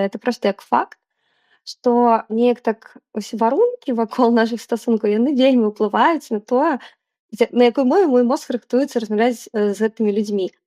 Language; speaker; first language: Belarusian; non-native, local second language; Russian